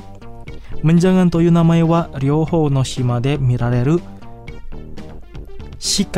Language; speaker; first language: Japanese; non-native, fluent; Indonesian